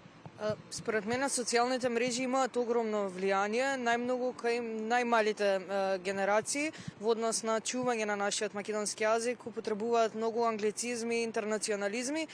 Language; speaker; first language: Macedonian; native; Macedonian